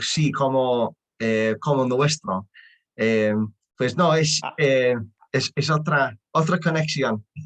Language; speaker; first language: Spanish; non-native, learner; English